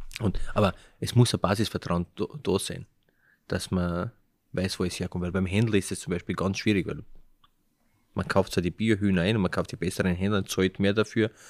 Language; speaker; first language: German; early bilingual, other home language; Slovenian